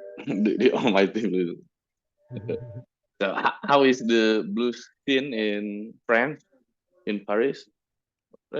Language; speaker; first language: English; non-native, learner; Indonesian